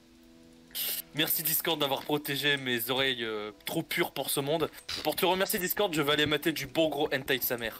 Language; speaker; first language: French; native; French